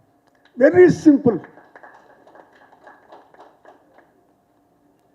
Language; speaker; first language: Tamil; native; Tamil